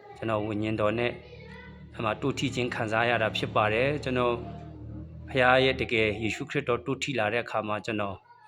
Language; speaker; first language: Burmese; non-native, local second language; Shwe Palaung